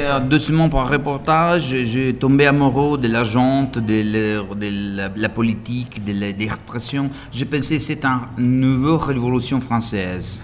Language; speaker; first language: French; non-native, learner; Italian